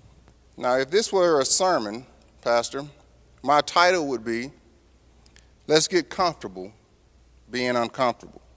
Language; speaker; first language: English; native; English